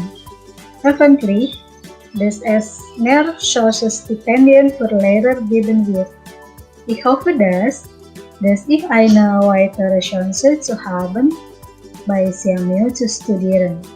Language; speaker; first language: German; non-native, learner; Indonesian